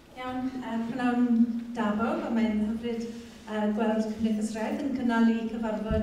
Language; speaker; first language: Welsh; native; Welsh